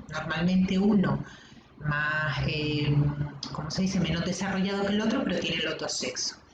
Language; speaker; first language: Spanish; native; Spanish